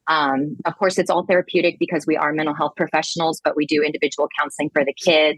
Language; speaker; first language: English; native; English